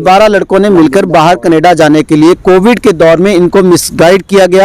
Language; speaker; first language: Hindi; native; Hindi